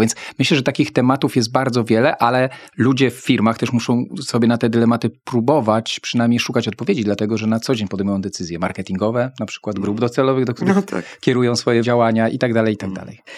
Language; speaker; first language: Polish; native; Polish